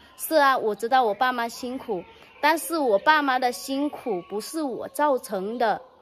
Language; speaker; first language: Chinese; non-native, fluent; Vietnamese